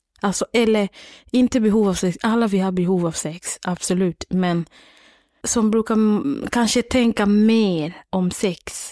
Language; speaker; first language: Swedish; non-native, learner; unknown